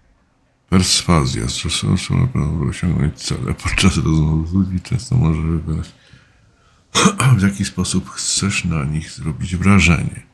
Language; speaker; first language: Polish; native; Polish